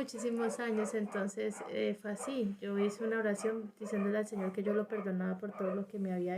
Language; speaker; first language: Spanish; native; Spanish